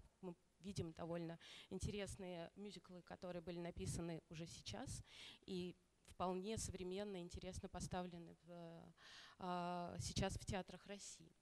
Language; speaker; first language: Russian; native; Russian